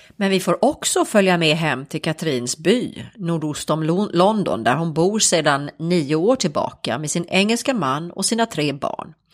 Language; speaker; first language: Swedish; native; Swedish